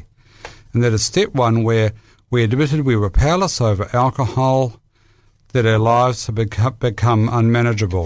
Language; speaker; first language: English; native; English